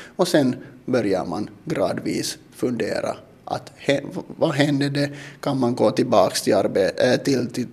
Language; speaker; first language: Swedish; non-native, local second language; Finnish